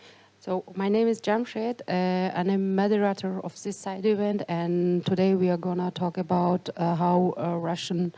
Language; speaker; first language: English; non-native, learner; Tajik